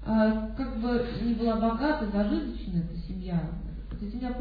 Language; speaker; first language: Russian; native; Russian